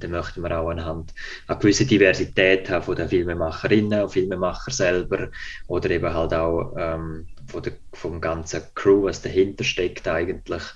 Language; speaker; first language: German; native; German